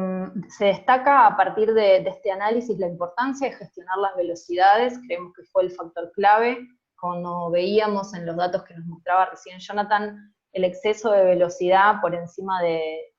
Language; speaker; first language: Spanish; native; Spanish